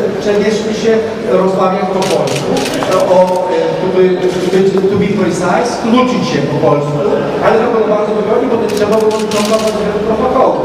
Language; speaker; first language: Polish; non-native, learner; Hebrew